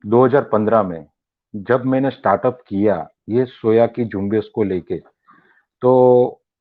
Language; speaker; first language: Hindi; non-native, local second language; Gujarati